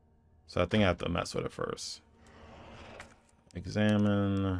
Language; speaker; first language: English; native; English